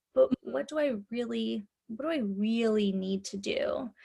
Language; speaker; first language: English; native; English